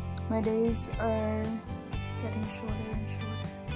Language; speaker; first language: English; early bilingual, other home language; Spanish